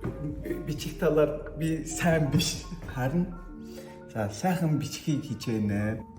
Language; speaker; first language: Mongolian; non-native, fluent; Turkish